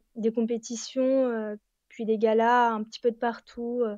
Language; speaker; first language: French; native; French